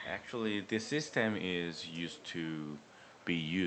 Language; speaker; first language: English; non-native, learner; Korean